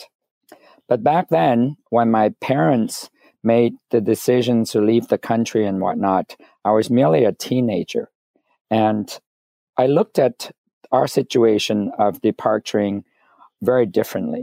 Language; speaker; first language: English; non-native, fluent; Vietnamese